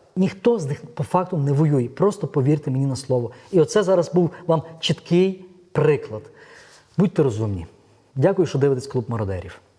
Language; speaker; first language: Ukrainian; native; Ukrainian